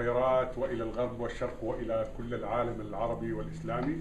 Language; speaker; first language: Arabic; native; Arabic